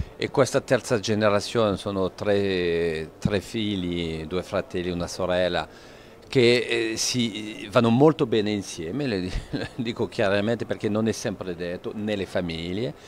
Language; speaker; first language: Italian; non-native, fluent; French